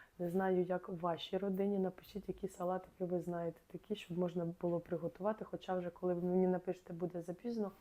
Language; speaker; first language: Ukrainian; native; Ukrainian